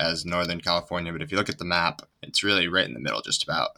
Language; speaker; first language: English; native; English